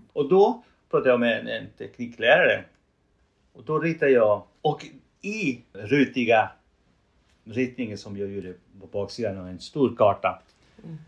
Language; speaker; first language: Swedish; non-native, fluent; Spanish